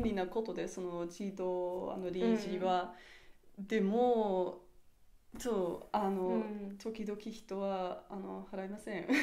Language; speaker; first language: Japanese; non-native, learner; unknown